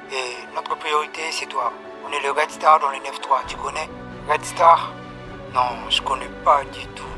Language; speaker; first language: French; native; French